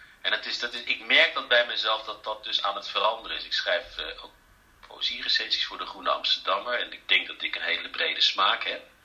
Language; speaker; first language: Dutch; native; Dutch